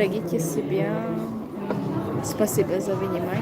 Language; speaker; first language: Russian; non-native, learner; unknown